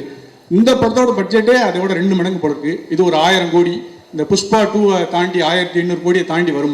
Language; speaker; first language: Tamil; native; Tamil